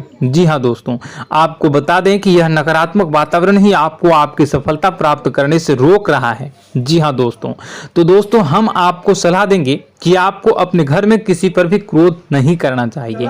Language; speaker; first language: Hindi; native; Hindi